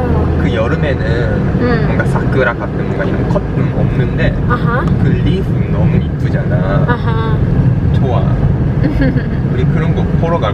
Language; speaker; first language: Korean; non-native, fluent; Japanese